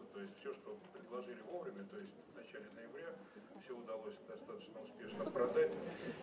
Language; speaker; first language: Russian; native; Russian